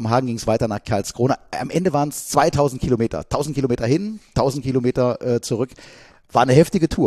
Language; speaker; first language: German; native; German